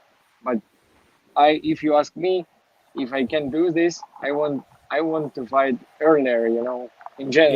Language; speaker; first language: English; non-native, learner; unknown